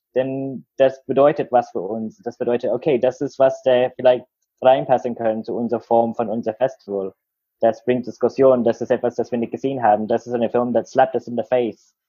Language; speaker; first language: German; non-native, learner; English